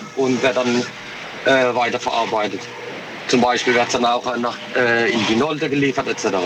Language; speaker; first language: German; native; German